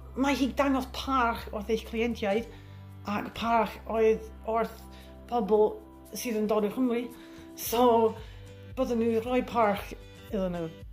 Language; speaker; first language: Welsh; non-native, learner; English